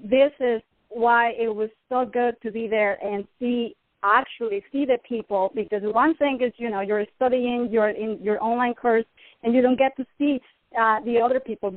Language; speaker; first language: English; non-native, fluent; Spanish